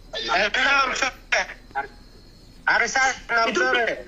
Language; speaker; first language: Indonesian; non-native, local second language; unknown